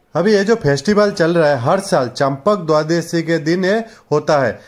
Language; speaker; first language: Hindi; non-native, local second language; Odia